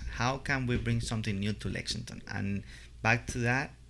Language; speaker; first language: English; non-native, fluent; Spanish